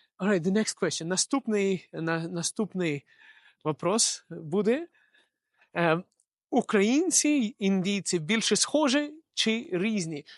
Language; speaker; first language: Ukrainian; non-native, local second language; Russian